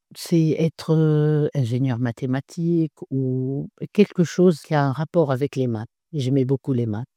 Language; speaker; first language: French; non-native, local second language; Arabic